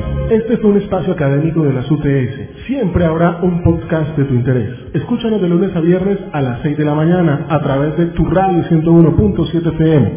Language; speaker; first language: Spanish; native; Spanish